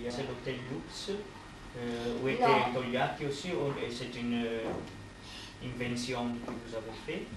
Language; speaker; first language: French; non-native, fluent; Italian